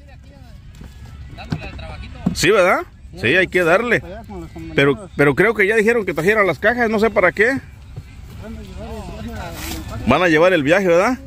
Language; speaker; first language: Spanish; native; Spanish